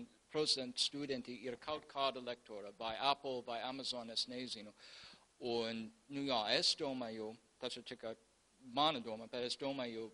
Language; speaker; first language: Latvian; non-native, learner; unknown